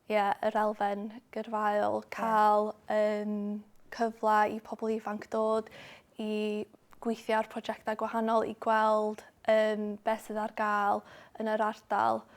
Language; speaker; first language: Welsh; non-native, local second language; English